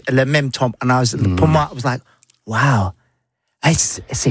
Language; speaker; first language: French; non-native, learner; English